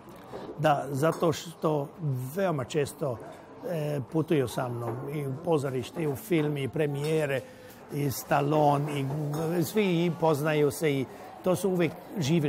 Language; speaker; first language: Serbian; non-native, local second language; Hungarian